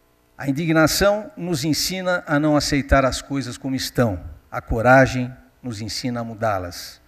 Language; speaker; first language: Portuguese; native; Portuguese